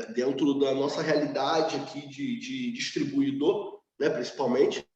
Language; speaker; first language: Portuguese; native; Portuguese